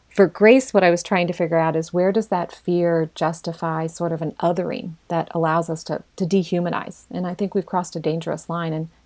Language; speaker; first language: English; native; English